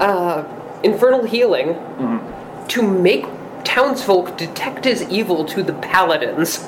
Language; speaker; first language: English; native; English